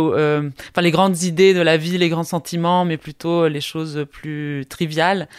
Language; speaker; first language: French; early bilingual, heritage; Spanish